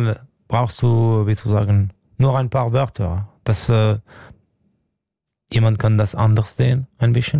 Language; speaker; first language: German; non-native, fluent; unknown